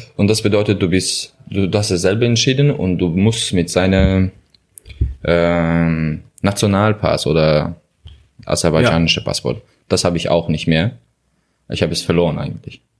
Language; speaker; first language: German; non-native, learner; Azerbaijani